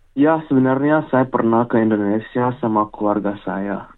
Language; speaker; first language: Indonesian; early bilingual, heritage; English